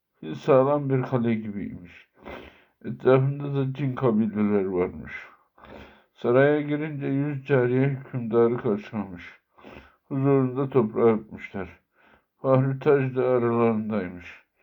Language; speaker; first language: Turkish; native; Turkish